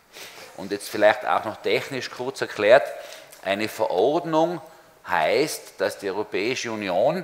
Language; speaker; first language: German; native; German